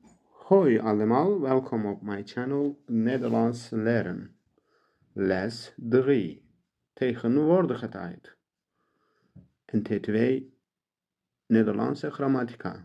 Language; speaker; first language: Dutch; non-native, learner; Turkish